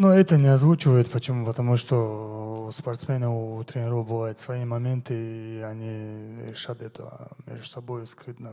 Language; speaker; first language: Russian; non-native, local second language; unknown